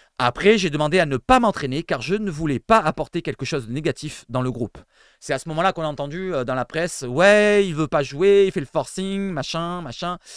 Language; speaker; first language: French; native; French